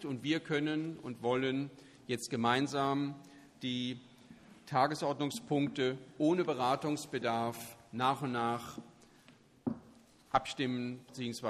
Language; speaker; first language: German; native; German